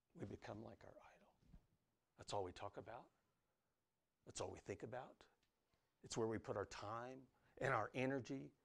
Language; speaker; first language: English; native; English